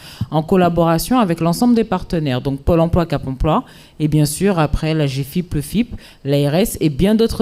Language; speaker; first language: French; native; French